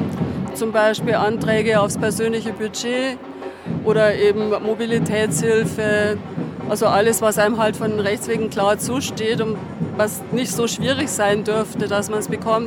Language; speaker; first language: German; native; German